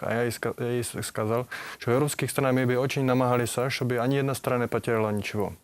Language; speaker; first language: Russian; non-native, learner; Czech